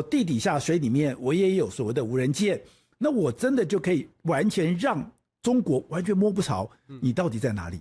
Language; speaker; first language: Chinese; native; Chinese